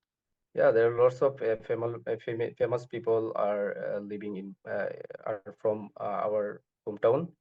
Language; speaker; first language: English; non-native, learner; Bangla